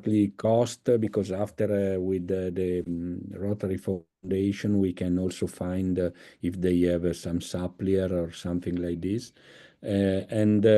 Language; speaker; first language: English; non-native, fluent; Italian